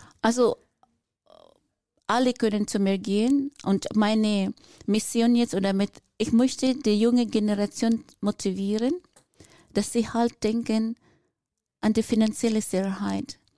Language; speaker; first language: German; non-native, fluent; Filipino